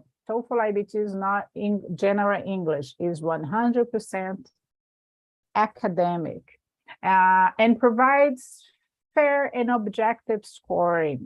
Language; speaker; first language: English; non-native, fluent; Portuguese